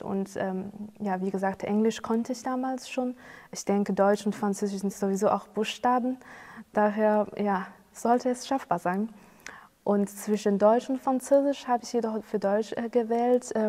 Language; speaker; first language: German; non-native, fluent; Chinese